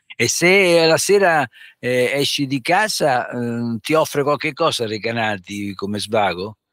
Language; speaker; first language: Italian; native; Italian